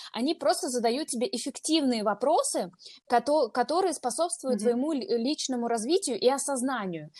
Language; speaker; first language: Russian; native; Russian